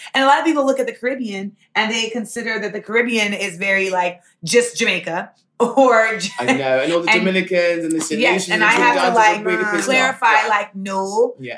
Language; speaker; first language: English; native; English